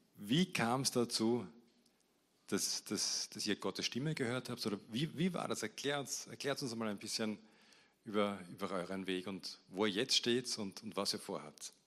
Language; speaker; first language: German; native; German